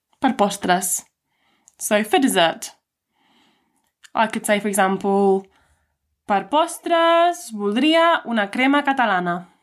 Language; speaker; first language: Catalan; non-native, learner; English